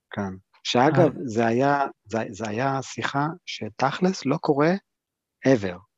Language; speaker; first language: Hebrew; early bilingual, other home language; English